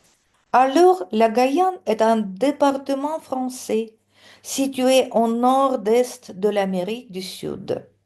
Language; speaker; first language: French; non-native, fluent; Russian